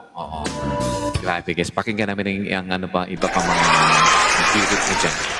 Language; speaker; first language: Filipino; native; Filipino